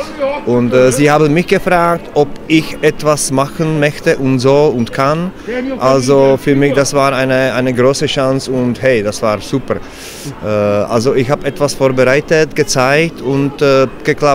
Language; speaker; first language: German; non-native, learner; Czech